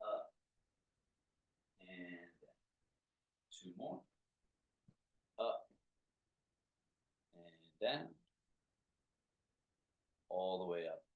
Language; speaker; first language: English; native; English